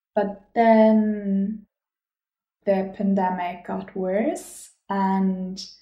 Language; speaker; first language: English; non-native, fluent; German